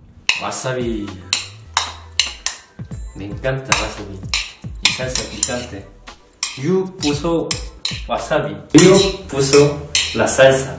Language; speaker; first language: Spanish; non-native, learner; Korean